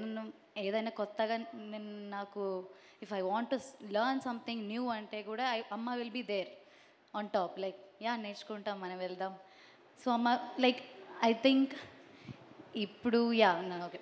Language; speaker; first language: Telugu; non-native, learner; Malayalam